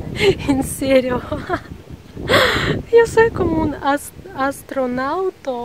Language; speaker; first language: Spanish; non-native, learner; Russian